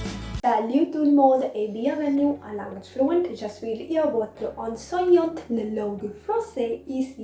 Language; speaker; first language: French; non-native, learner; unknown